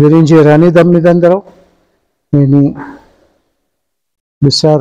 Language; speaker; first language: Persian; early bilingual, heritage; Persian